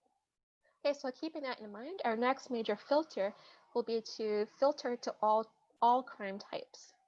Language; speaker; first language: English; native; English